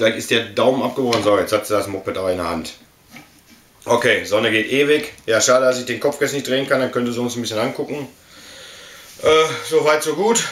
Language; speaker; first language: German; native; German